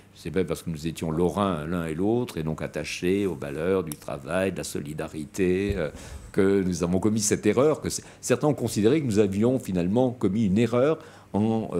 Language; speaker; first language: French; native; French